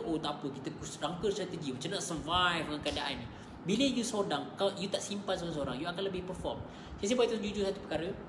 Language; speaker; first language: Malay; native; Malay